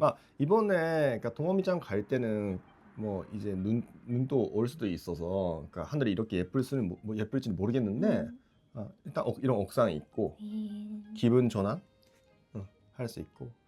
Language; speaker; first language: Korean; non-native, fluent; Japanese